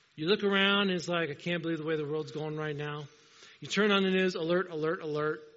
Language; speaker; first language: English; native; English